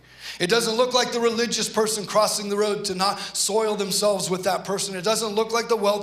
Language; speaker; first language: English; native; English